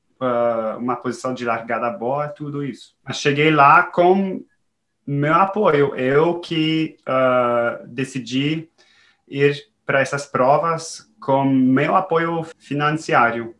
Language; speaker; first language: Portuguese; non-native, fluent; French